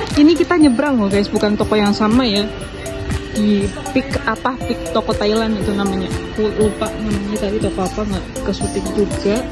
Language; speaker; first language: Indonesian; non-native, local second language; Javanese